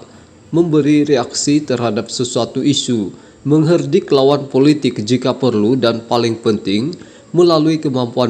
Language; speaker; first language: Malay; native; Malay